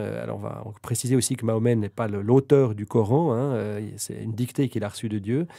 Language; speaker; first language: French; native; French